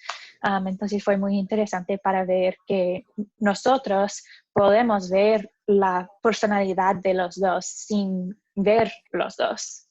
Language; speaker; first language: Spanish; non-native, learner; English